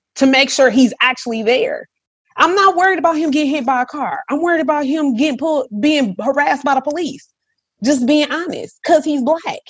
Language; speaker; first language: English; native; English